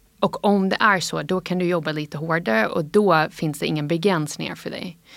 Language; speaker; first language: Swedish; non-native, fluent; English